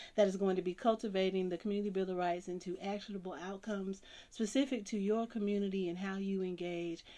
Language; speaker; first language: English; native; English